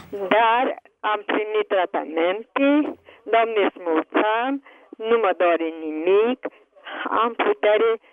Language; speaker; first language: Romanian; non-native, local second language; Hungarian